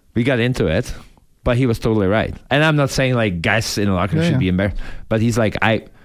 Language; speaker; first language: English; non-native, fluent; Czech